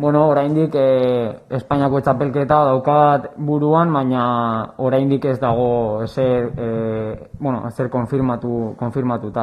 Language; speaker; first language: Basque; non-native, local second language; Spanish